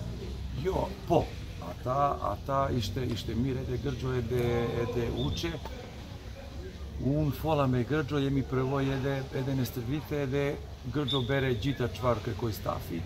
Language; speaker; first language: Albanian; non-native, learner; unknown